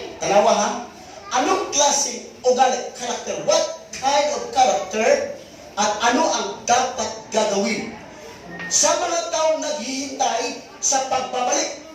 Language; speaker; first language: Filipino; non-native, local second language; Cebuano